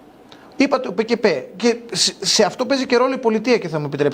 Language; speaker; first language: Greek; native; Greek